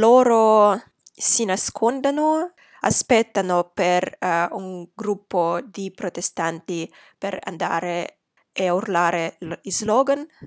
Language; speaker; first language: Italian; non-native, fluent; Russian